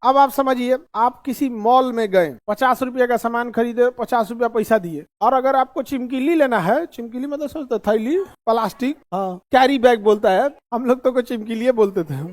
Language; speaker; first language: Hindi; native; Hindi